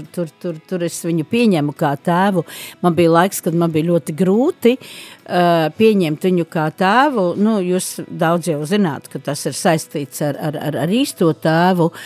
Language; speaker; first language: Latvian; native; Latvian